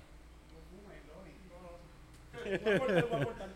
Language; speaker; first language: Spanish; native; Spanish